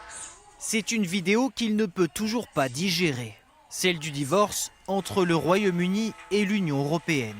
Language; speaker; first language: French; native; French